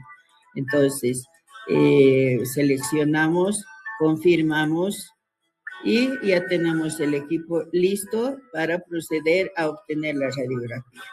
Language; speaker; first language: Spanish; native; Spanish